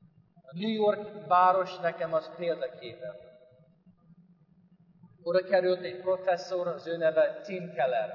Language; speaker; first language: Hungarian; non-native, fluent; English